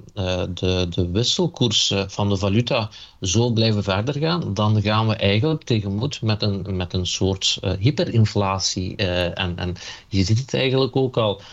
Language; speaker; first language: Dutch; native; Dutch